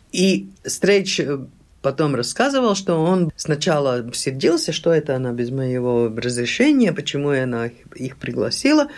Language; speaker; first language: Russian; non-native, local second language; Latvian